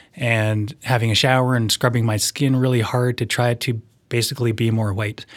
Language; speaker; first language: English; native; English